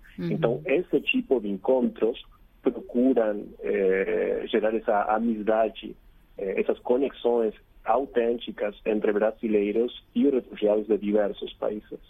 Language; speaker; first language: Portuguese; non-native, fluent; Spanish